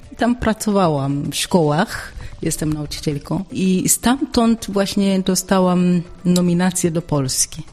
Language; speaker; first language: Polish; non-native, fluent; Swahili